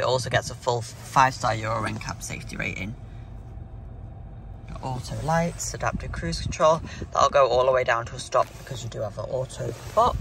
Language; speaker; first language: English; native; English